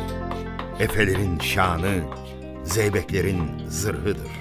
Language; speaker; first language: Turkish; native; Turkish